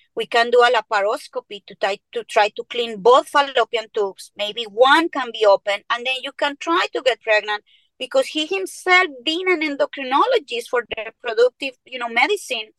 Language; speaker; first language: English; non-native, fluent; Spanish